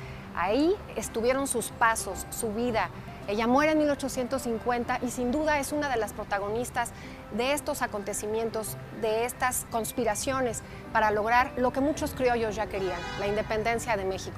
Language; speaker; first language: Spanish; native; Spanish